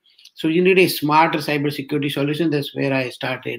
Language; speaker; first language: English; non-native, local second language; Hindi